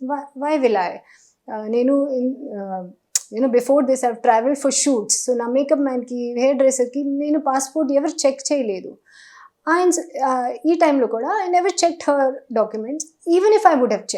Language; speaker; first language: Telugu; non-native, learner; Hindi